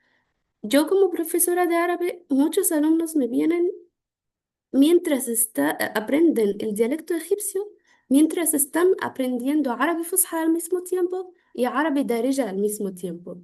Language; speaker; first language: Spanish; non-native, fluent; Arabic